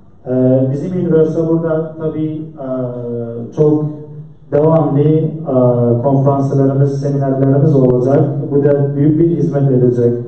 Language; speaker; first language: Turkish; non-native, fluent; Central Kurdish